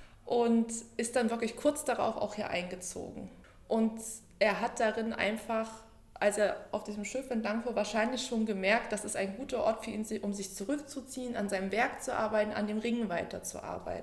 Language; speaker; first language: German; native; German